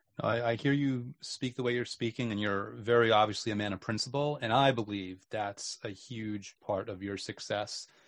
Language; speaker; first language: English; native; English